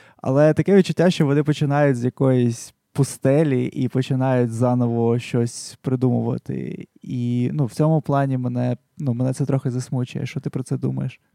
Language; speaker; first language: Ukrainian; non-native, local second language; Russian